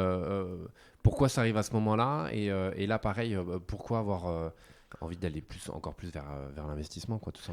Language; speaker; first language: French; native; French